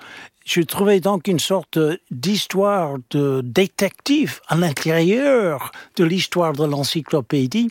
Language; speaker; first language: French; non-native, fluent; English